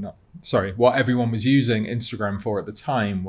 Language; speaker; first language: English; native; English